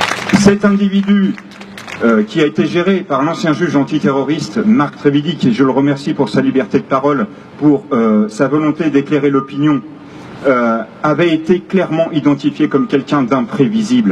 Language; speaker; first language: French; native; French